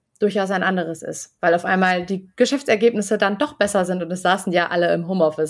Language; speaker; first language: German; native; German